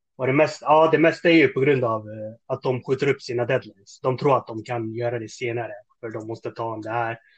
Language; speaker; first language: Swedish; early bilingual, other home language; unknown